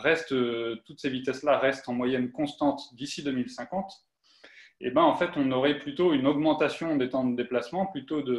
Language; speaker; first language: French; native; French